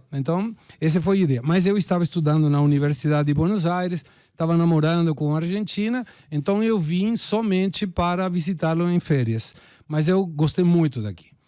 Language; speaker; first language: Portuguese; non-native, fluent; Spanish